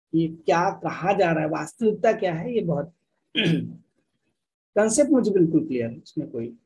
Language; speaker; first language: Hindi; native; Hindi